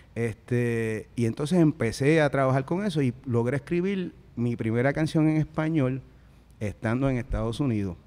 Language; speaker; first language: Spanish; native; Spanish